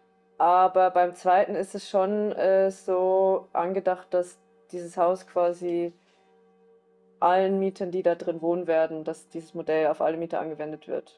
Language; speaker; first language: German; native; German